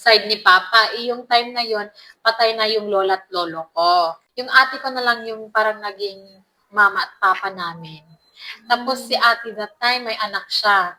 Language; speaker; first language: Filipino; non-native, local second language; Cebuano